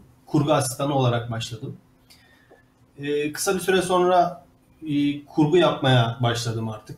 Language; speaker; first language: Turkish; native; Turkish